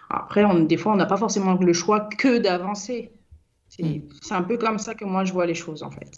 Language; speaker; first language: French; native; French